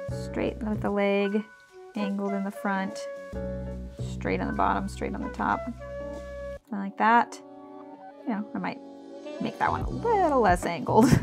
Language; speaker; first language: English; native; English